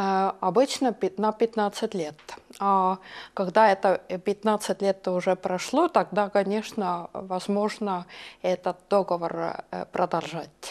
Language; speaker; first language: Russian; non-native, local second language; Estonian